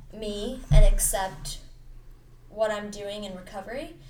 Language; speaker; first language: English; early bilingual, other home language; Hindi